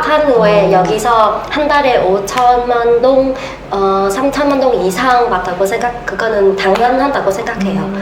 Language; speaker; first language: Korean; non-native, learner; Vietnamese